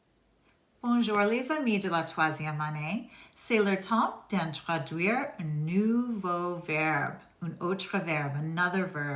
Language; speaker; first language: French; non-native, fluent; English